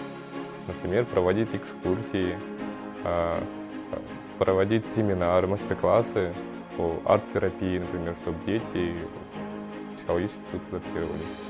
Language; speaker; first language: Russian; early bilingual, other home language; Kyrgyz